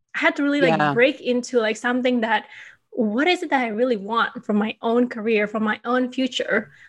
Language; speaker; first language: English; non-native, fluent; Indonesian